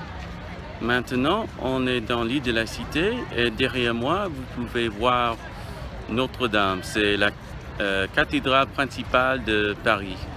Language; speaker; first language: French; non-native, learner; English